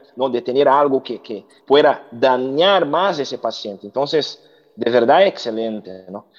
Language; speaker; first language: Spanish; non-native, learner; Portuguese